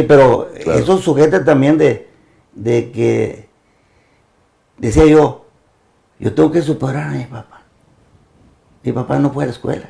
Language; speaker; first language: Spanish; native; Spanish